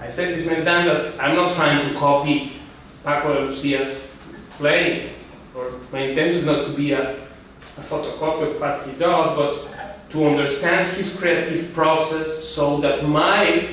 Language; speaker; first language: English; non-native, fluent; Spanish